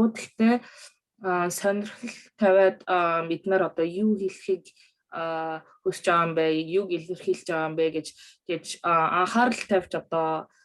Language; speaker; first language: Mongolian; early bilingual, other home language; Korean